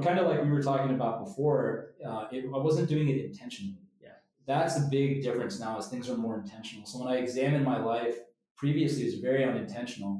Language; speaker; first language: English; native; English